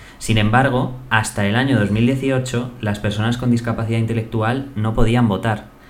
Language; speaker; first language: Spanish; native; Spanish